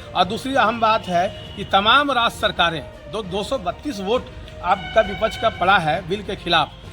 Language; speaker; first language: Hindi; native; Hindi